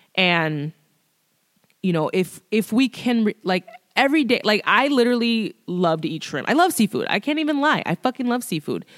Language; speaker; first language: English; early bilingual, other home language; Thai